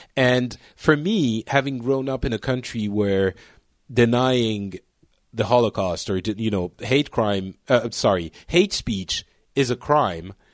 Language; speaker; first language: English; non-native, fluent; French